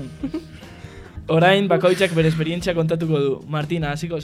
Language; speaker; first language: Basque; non-native, local second language; Spanish